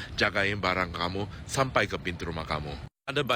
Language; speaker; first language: Indonesian; non-native, fluent; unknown